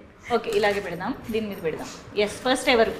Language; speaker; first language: Telugu; native; Telugu